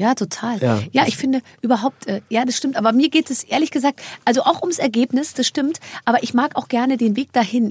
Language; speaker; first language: German; native; German